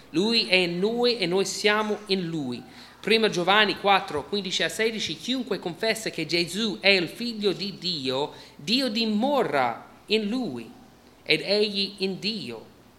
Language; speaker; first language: Italian; non-native, fluent; English